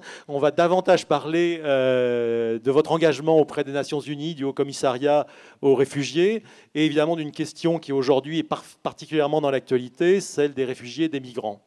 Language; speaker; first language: French; native; French